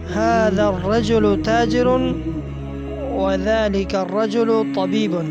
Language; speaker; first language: Arabic; non-native, fluent; Persian